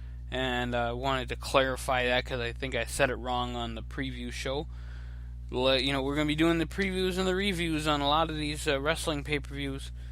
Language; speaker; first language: English; native; English